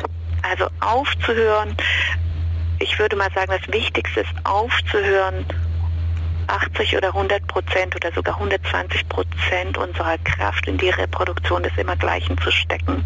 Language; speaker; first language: German; native; German